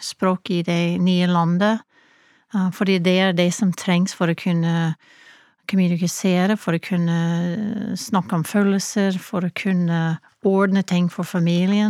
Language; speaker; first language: Norwegian; non-native, fluent; English